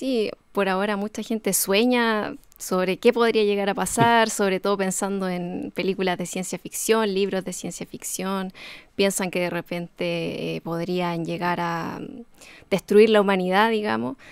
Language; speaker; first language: Spanish; native; Spanish